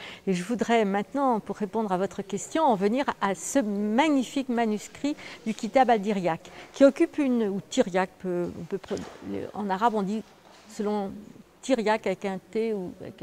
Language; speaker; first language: French; native; French